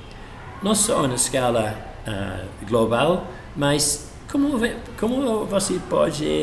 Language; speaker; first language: Portuguese; non-native, fluent; English